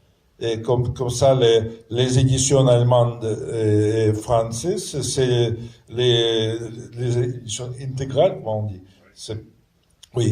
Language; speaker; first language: French; non-native, fluent; Russian